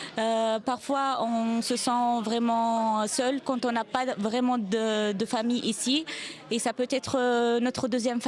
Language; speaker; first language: French; non-native, fluent; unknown